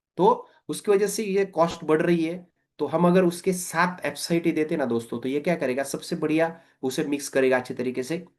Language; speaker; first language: Hindi; non-native, local second language; Marathi